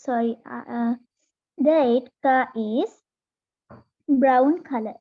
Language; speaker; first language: English; non-native, learner; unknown